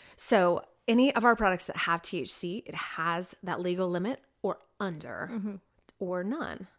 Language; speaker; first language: English; native; English